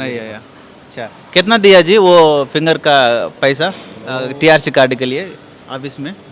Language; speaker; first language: Hindi; non-native, local second language; Telugu